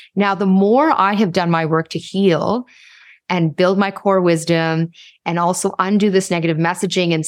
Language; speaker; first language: English; native; English